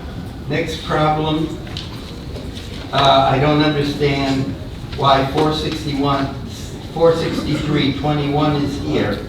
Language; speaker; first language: English; native; English